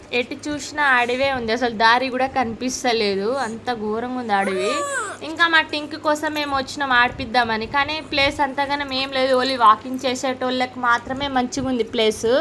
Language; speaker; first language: Telugu; non-native, local second language; Lambadi